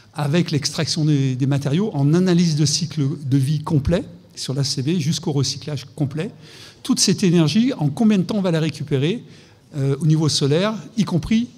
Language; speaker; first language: French; native; French